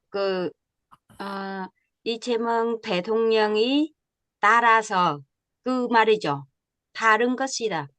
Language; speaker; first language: Korean; non-native, learner; Vietnamese